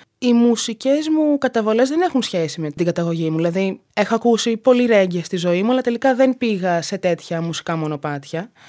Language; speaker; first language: Greek; native; Greek